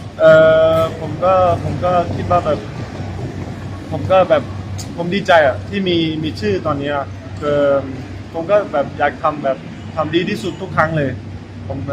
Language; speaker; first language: Thai; early bilingual, heritage; Thai